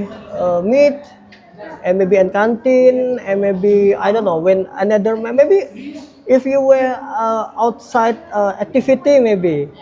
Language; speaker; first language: English; non-native, learner; Indonesian